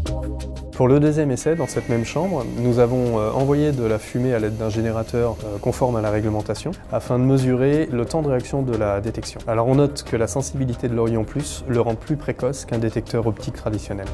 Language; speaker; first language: French; native; French